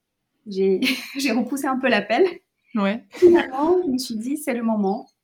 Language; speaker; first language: French; early bilingual, other home language; Sinhala